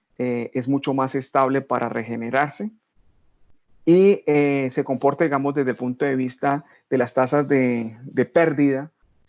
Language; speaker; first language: Spanish; native; Spanish